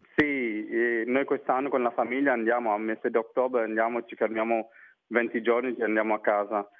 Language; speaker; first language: Italian; non-native, fluent; Morisyen